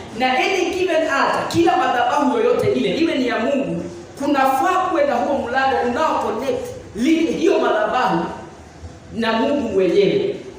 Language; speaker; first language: Swahili; non-native, local second language; Kikuyu